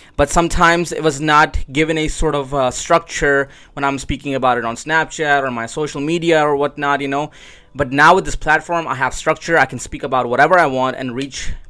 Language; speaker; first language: English; non-native, local second language; Urdu